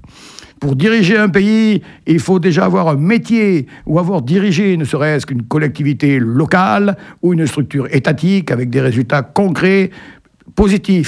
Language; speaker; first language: French; native; French